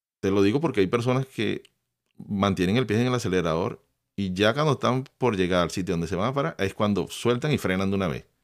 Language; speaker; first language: Spanish; native; Spanish